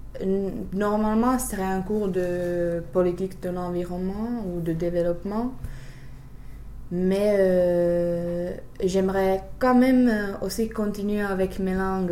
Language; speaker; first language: French; non-native, fluent; Finnish